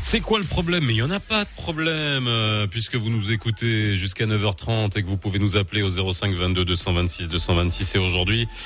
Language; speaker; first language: French; non-native, local second language; Arabic